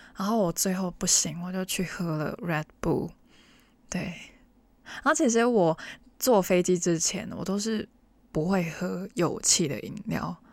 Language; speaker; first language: Chinese; non-native, local second language; Cantonese